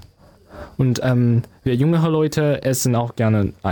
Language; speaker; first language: German; non-native, learner; Chinese